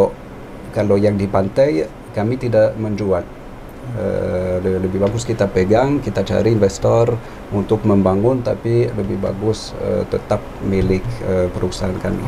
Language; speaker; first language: Indonesian; non-native, fluent; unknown